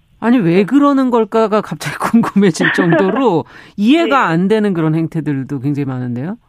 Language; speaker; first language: Korean; native; Korean